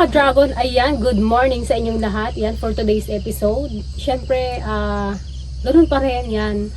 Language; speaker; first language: Filipino; native; Filipino